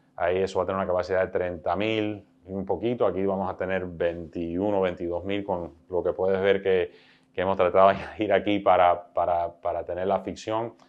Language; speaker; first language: Spanish; early bilingual, heritage; Spanish